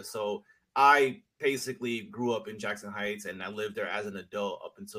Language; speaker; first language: English; early bilingual, other home language; Spanish